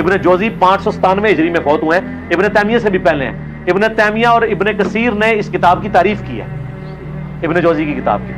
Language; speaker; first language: Urdu; non-native, local second language; Punjabi